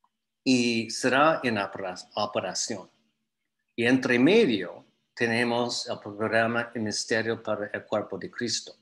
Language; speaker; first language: Spanish; non-native, fluent; English